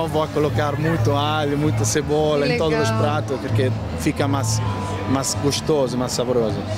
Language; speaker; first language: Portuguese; non-native, learner; Italian